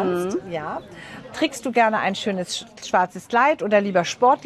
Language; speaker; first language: German; native; German